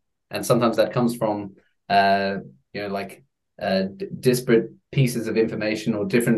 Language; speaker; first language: English; native; English